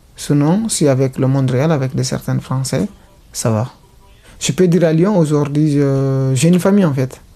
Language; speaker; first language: French; non-native, local second language; Fula